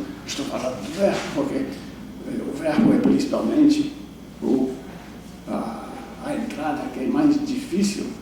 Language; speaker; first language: Portuguese; non-native, fluent; English